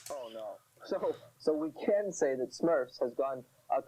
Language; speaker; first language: English; native; English